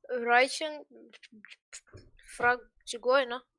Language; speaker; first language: German; non-native, learner; Croatian